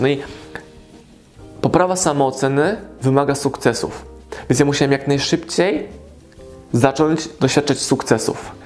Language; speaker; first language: Polish; native; Polish